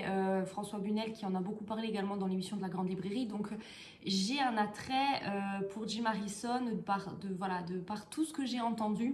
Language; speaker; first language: French; native; French